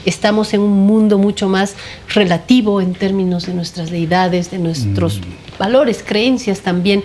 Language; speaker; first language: Spanish; native; Spanish